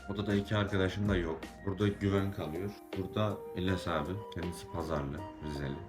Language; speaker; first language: Turkish; native; Turkish